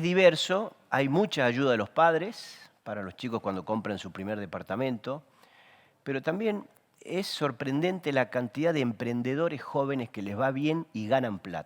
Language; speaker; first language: Spanish; native; Spanish